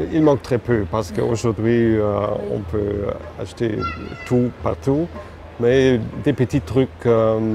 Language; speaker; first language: French; non-native, fluent; German